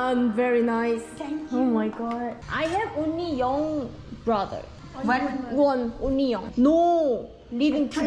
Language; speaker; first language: English; non-native, learner; Korean